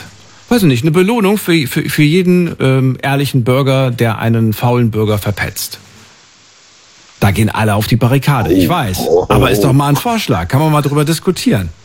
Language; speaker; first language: German; native; German